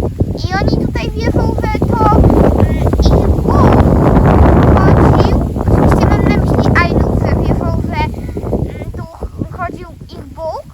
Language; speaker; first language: Polish; early bilingual, heritage; Polish